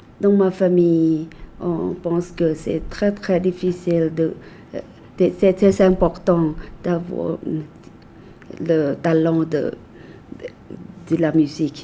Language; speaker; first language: French; non-native, fluent; Thai